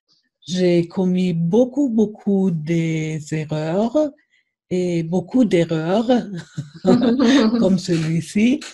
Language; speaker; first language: French; non-native, fluent; German